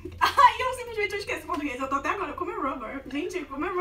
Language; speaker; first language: Portuguese; native; Portuguese